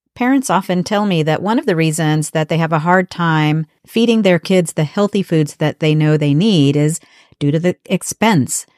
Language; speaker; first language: English; native; English